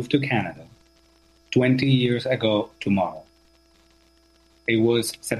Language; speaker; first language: English; non-native, fluent; Spanish